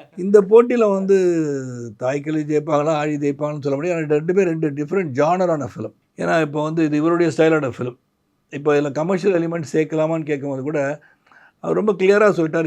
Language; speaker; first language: Tamil; native; Tamil